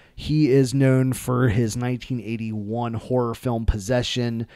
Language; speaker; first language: English; native; English